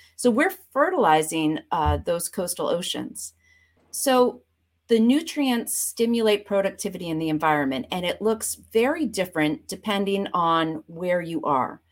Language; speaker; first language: English; native; English